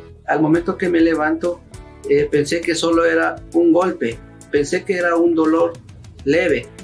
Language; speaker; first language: Spanish; native; Spanish